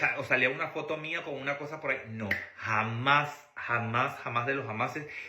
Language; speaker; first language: Spanish; native; Spanish